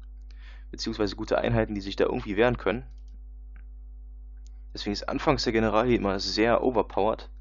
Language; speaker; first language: German; native; German